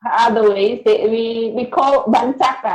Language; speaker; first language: English; non-native, learner; Indonesian